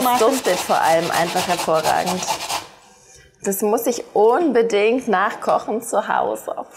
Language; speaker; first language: German; native; German